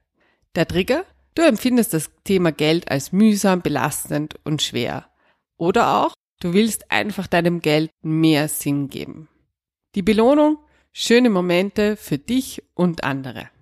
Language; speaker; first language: German; native; German